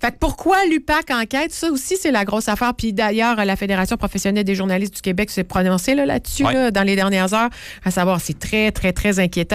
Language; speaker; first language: French; native; French